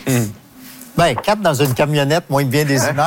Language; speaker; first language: French; native; French